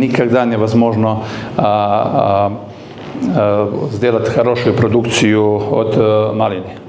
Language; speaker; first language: Russian; non-native, learner; Serbian